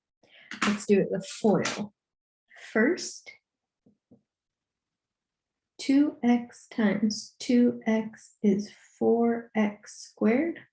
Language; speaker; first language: English; native; English